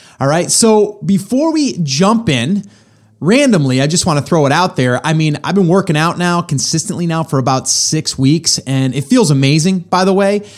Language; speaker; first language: English; native; English